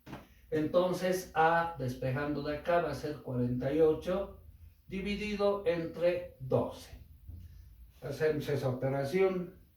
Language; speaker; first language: Spanish; native; Spanish